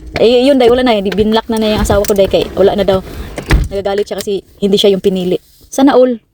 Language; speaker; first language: Filipino; non-native, local second language; Cebuano